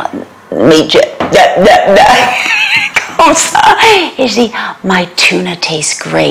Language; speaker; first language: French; non-native, learner; English